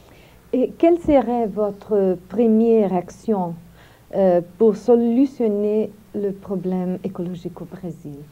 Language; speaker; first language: French; non-native, fluent; Portuguese